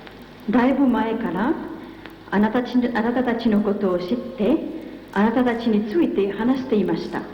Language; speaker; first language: Japanese; non-native, fluent; French